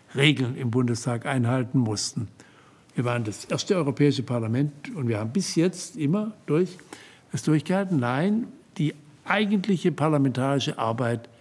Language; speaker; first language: German; native; German